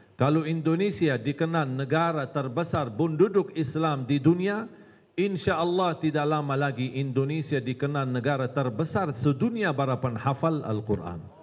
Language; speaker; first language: Indonesian; non-native, fluent; Arabic